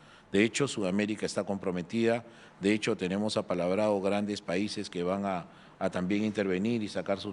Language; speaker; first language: Spanish; native; Spanish